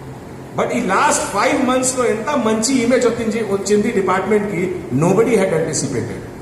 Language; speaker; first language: Telugu; non-native, fluent; Hindi